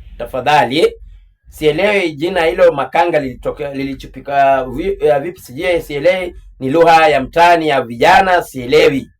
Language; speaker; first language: Swahili; non-native, local second language; Luyia